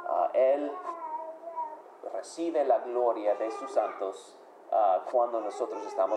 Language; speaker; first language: Spanish; non-native, fluent; English